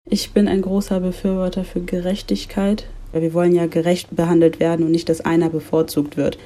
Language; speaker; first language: German; early bilingual, other home language; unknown